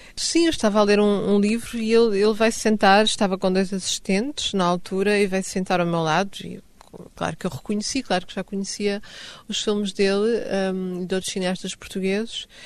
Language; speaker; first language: Portuguese; non-native, fluent; Swedish